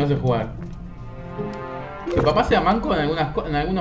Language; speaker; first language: Spanish; native; Spanish